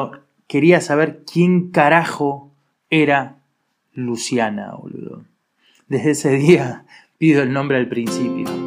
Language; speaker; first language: Spanish; native; Spanish